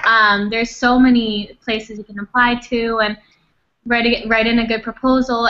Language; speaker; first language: English; non-native, fluent; Thai